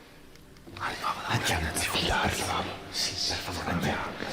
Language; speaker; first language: Italian; native; Italian